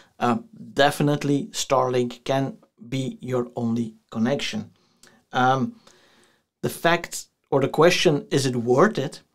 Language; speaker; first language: English; non-native, fluent; Dutch